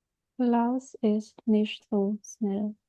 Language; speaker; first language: German; non-native, learner; Filipino